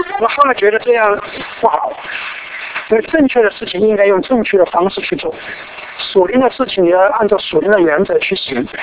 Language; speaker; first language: Chinese; native; Chinese